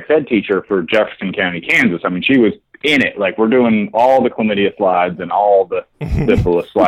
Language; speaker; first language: English; native; English